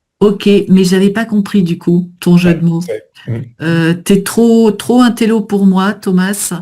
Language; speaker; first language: French; native; French